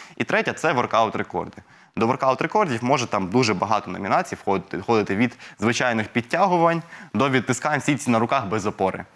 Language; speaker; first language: Ukrainian; non-native, local second language; Russian